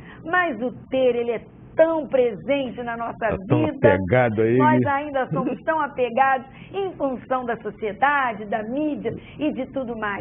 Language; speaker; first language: Portuguese; native; Portuguese